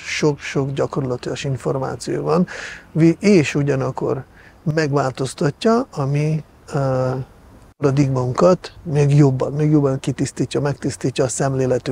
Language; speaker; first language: Hungarian; non-native, fluent; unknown